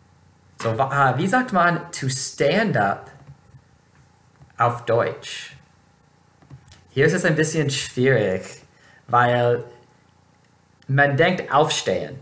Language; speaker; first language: German; non-native, fluent; English